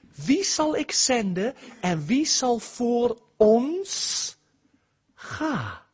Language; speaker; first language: Dutch; early bilingual, heritage; Dutch